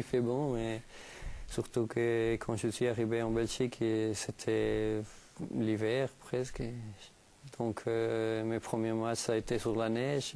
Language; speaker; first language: French; non-native, fluent; Spanish